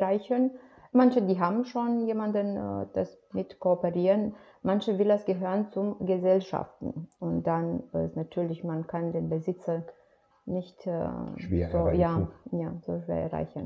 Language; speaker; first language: German; non-native, fluent; Romanian